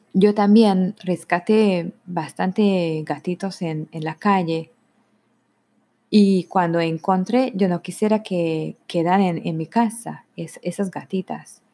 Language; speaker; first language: Spanish; non-native, learner; Hungarian